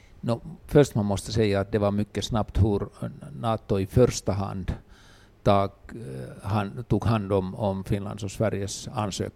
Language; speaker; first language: Swedish; non-native, local second language; Finnish